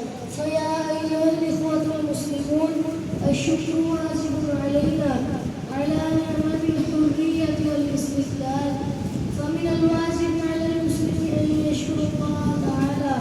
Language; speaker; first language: Arabic; non-native, learner; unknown